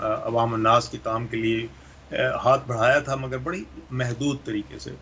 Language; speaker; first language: Urdu; native; Urdu